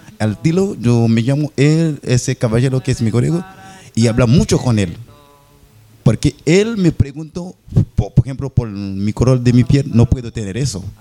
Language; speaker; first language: Spanish; non-native, learner; Haitian Creole